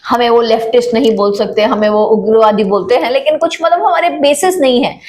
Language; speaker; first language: Hindi; non-native, local second language; Marathi